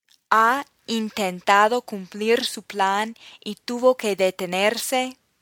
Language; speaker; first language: Spanish; non-native, fluent; English